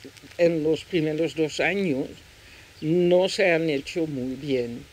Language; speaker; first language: Spanish; non-native, fluent; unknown